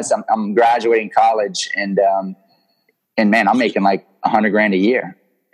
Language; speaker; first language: English; native; English